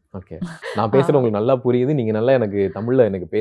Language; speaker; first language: Tamil; native; Tamil